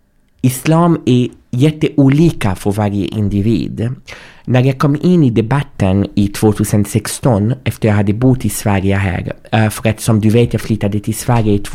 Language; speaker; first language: Swedish; non-native, fluent; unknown